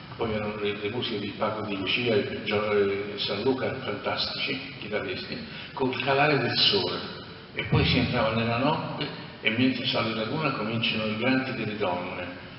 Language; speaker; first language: Italian; native; Italian